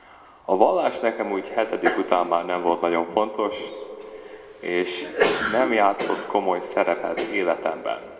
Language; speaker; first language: Hungarian; early bilingual, heritage; Hungarian